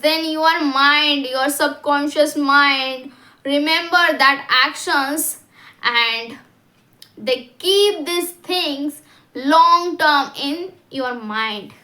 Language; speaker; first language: English; non-native, learner; Hindi